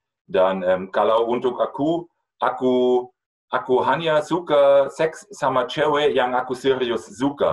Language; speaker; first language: Indonesian; non-native, fluent; German